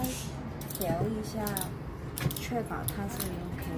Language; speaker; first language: Chinese; native; Chinese